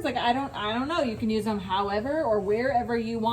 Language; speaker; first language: English; native; English